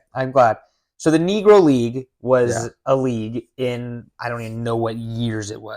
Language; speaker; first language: English; native; English